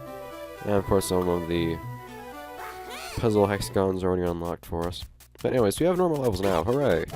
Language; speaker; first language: English; native; English